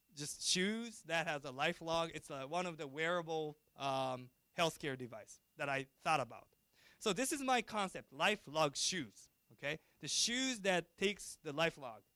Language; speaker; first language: English; non-native, fluent; Japanese